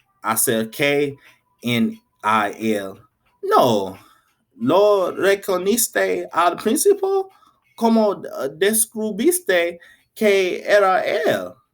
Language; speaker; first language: Spanish; non-native, learner; English